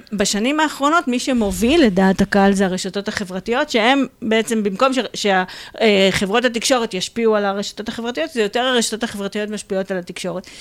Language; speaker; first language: Hebrew; native; Hebrew